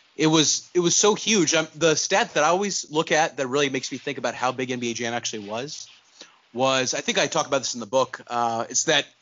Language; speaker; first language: English; non-native, local second language; Urdu